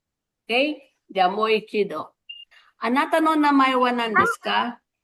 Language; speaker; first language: Japanese; non-native, fluent; Filipino